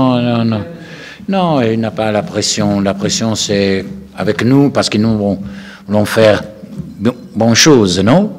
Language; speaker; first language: French; non-native, learner; Italian